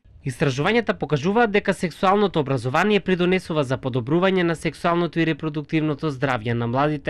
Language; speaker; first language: Macedonian; native; Macedonian